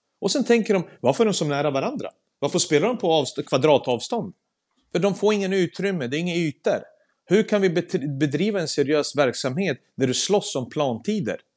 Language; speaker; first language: Swedish; early bilingual, other home language; Serbian